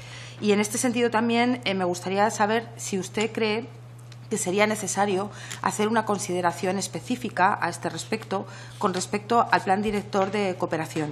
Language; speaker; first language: Spanish; native; Spanish